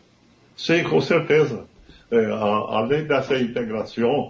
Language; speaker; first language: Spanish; non-native, learner; Portuguese